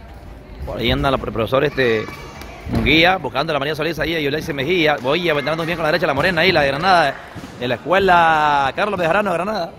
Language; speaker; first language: Spanish; native; Spanish